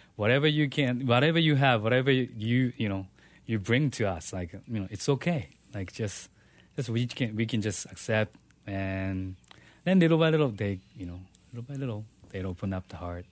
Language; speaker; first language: English; non-native, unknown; Japanese